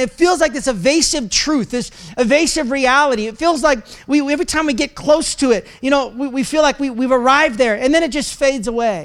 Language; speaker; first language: English; native; English